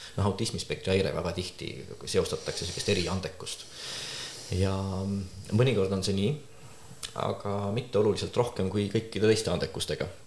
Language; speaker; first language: Estonian; native; Estonian